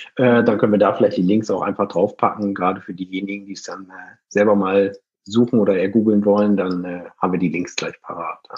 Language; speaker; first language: German; native; German